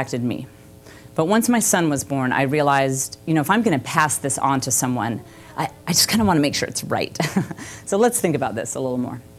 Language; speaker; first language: English; native; English